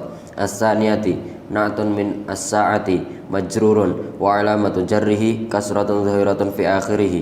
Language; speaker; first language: Arabic; non-native, learner; Indonesian